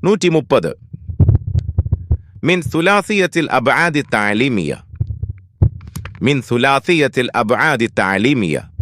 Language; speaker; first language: Arabic; non-native, fluent; Malayalam